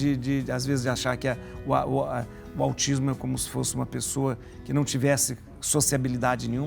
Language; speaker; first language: Portuguese; native; Portuguese